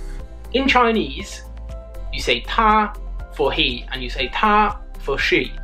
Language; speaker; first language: English; native; English